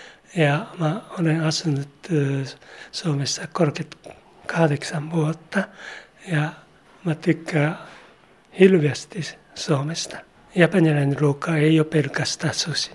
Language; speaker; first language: Finnish; non-native, learner; Japanese